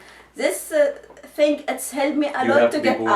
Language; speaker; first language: English; non-native, learner; Arabic